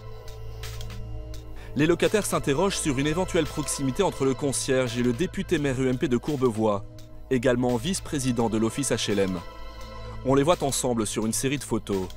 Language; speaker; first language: French; native; French